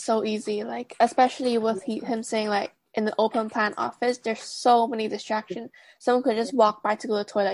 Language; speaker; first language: English; non-native, local second language; Cantonese